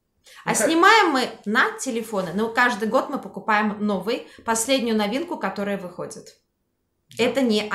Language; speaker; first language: Russian; native; Russian